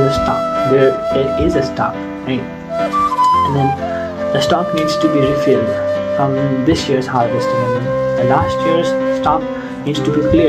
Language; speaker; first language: English; non-native, local second language; Nepali